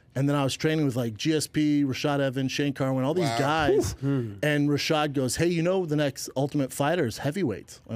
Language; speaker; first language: English; native; English